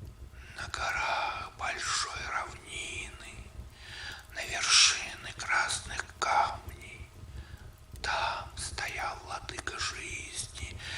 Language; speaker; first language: Russian; native; Russian